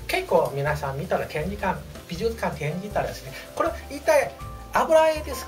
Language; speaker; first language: Japanese; non-native, fluent; Chinese